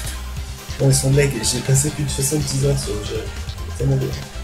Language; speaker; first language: French; native; French